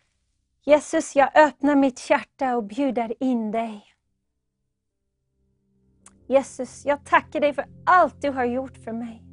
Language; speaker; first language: Swedish; non-native, fluent; English